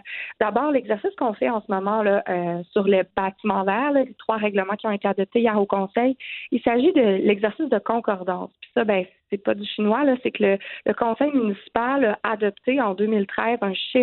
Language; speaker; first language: French; native; French